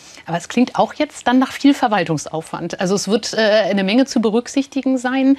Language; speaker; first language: German; native; German